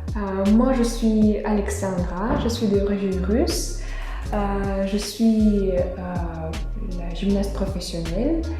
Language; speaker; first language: French; non-native, fluent; Russian